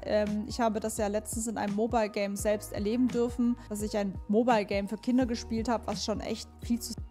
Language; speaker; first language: German; native; German